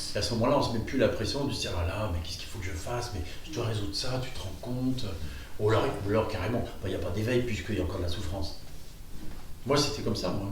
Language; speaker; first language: French; native; French